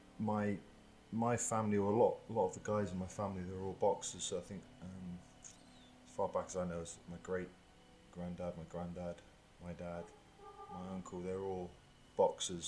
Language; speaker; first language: English; native; English